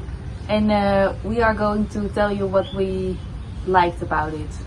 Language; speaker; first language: English; non-native, fluent; Dutch